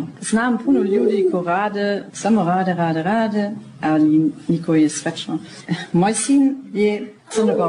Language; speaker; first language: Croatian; non-native, learner; German